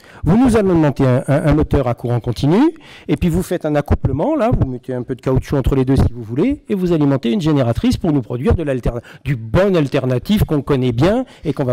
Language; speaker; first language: French; native; French